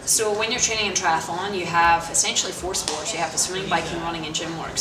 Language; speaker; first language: English; native; English